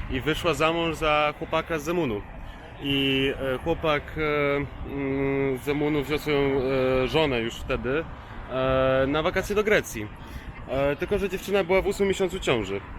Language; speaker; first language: Polish; early bilingual, other home language; Serbian